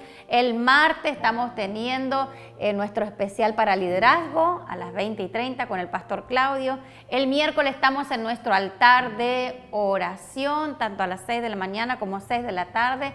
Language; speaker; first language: Spanish; native; Spanish